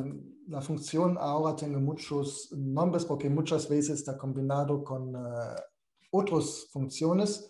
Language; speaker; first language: Spanish; non-native, fluent; German